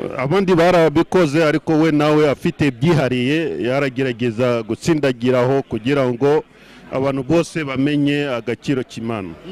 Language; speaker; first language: Kinyarwanda; non-native, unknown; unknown